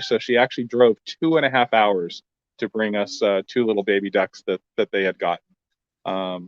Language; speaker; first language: English; native; English